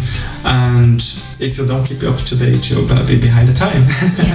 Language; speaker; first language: English; non-native, fluent; Portuguese